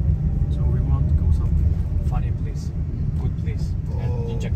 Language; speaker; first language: English; non-native, learner; Uyghur